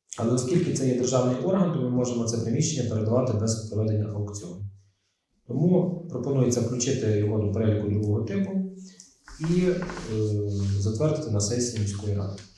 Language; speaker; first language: Ukrainian; native; Ukrainian